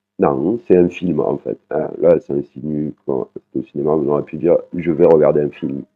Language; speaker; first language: French; native; French